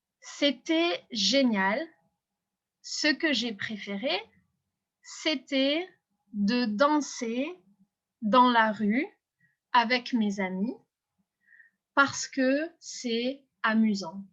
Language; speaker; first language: French; non-native, fluent; English